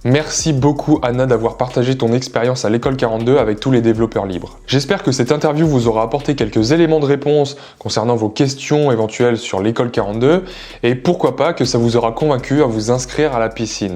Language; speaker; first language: French; native; French